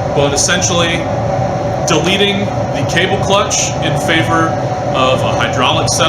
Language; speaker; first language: English; native; English